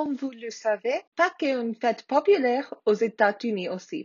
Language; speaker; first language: French; non-native, learner; English